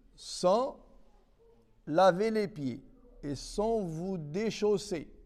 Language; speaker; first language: French; non-native, local second language; Arabic